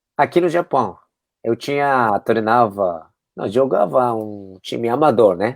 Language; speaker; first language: Portuguese; non-native, fluent; Japanese